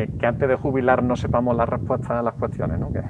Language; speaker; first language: Spanish; native; Spanish